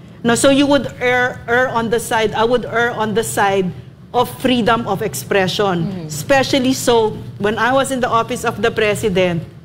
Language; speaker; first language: English; non-native, local second language; Filipino